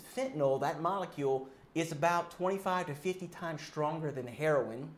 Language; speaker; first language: English; native; English